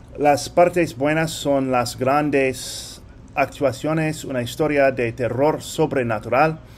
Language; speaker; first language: Spanish; early bilingual, heritage; English